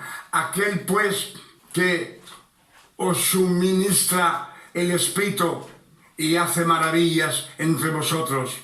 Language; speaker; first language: Spanish; non-native, fluent; French